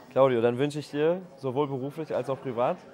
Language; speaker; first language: German; native; German